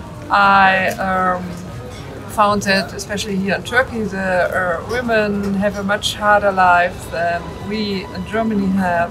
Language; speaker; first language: English; non-native, fluent; German